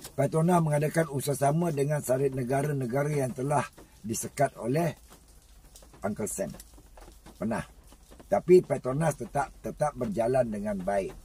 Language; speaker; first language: Malay; native; Malay